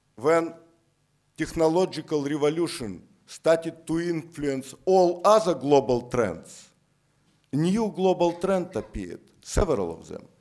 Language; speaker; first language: English; non-native, fluent; Russian